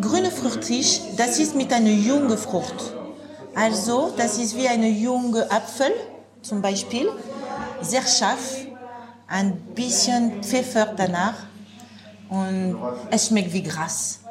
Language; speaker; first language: German; non-native, learner; French